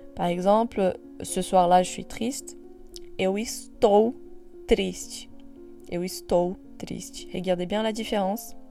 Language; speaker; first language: French; non-native, fluent; Portuguese